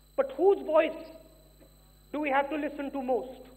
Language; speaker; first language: English; non-native, local second language; Hindi